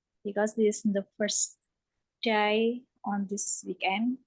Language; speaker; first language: English; non-native, learner; Indonesian